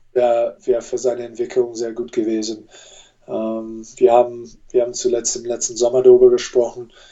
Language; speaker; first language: German; non-native, fluent; English